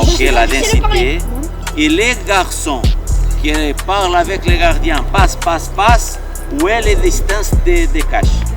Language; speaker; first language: French; non-native, learner; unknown